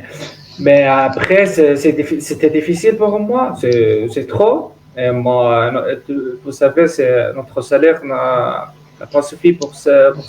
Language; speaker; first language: French; non-native, learner; Arabic